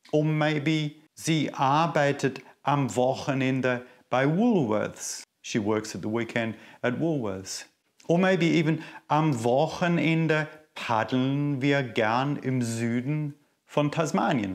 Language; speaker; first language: German; native; German